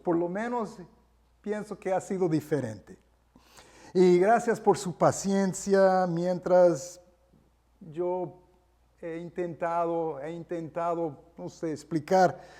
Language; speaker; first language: Spanish; non-native, fluent; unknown